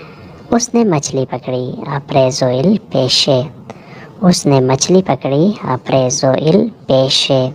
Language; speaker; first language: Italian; non-native, learner; Urdu